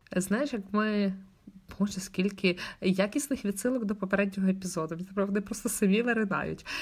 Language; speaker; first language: Ukrainian; native; Ukrainian